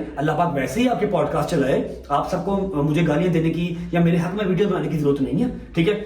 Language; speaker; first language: Urdu; non-native, local second language; Punjabi